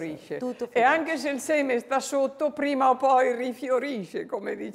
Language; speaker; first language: Italian; native; Italian